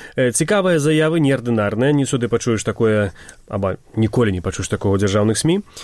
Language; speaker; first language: Belarusian; native; Belarusian